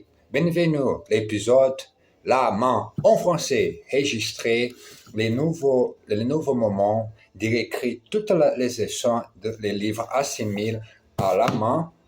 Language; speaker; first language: French; non-native, learner; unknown